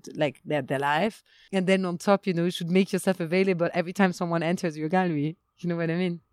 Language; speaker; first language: English; non-native, fluent; French